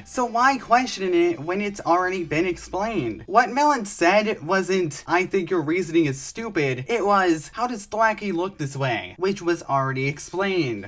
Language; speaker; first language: English; native; English